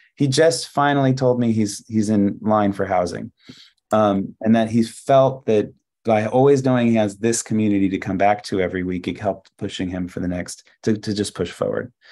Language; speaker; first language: English; early bilingual, other home language; Hebrew